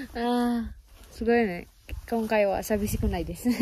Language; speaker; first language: Japanese; non-native, learner; Indonesian